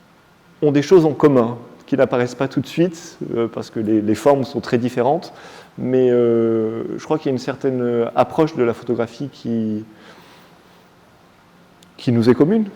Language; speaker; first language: French; native; French